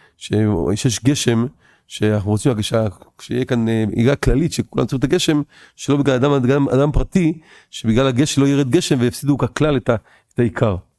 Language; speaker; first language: Hebrew; native; Hebrew